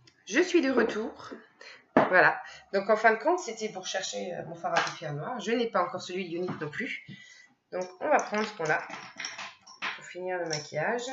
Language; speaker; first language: French; native; French